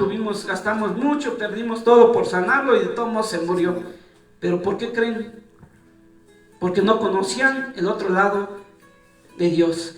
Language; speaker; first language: Spanish; native; Spanish